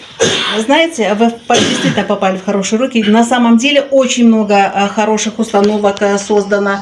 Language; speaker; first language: Russian; native; Russian